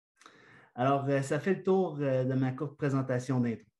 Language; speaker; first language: French; native; French